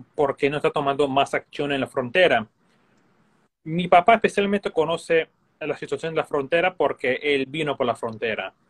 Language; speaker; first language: Spanish; early bilingual, heritage; Spanish